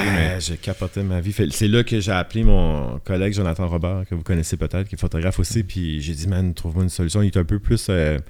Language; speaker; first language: French; native; French